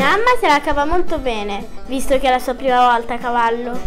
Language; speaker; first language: Italian; native; Italian